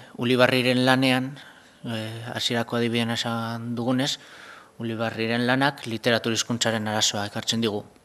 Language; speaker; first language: Basque; native; Basque